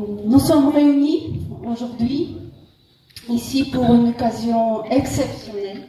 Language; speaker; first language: French; non-native, fluent; Russian